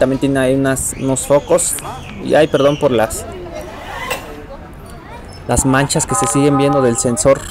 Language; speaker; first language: Spanish; native; Spanish